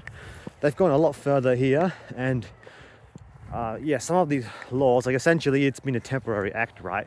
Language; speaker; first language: English; native; English